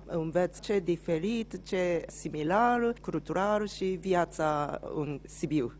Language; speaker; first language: Romanian; non-native, learner; Japanese